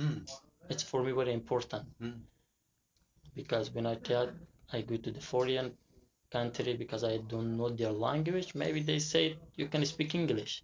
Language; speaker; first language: English; non-native, learner; Persian